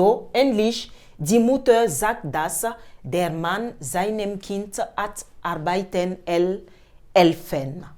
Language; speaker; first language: German; non-native, fluent; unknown